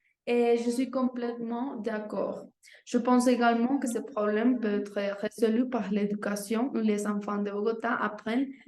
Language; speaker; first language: French; non-native, learner; Spanish